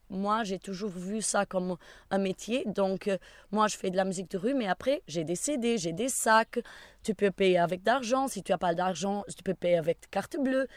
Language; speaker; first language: French; non-native, fluent; Portuguese